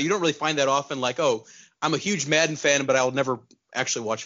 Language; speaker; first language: English; non-native, local second language; Urdu